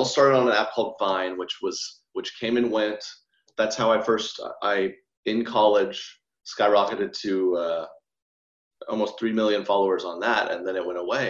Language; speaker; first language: English; native; English